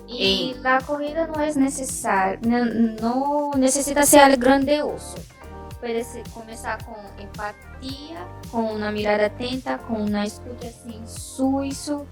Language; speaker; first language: Spanish; non-native, learner; Portuguese